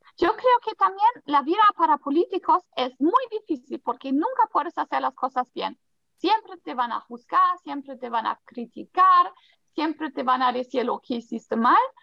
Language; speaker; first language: Spanish; non-native, fluent; German